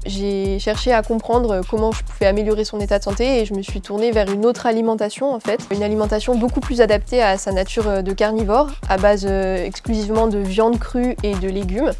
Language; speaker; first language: French; native; French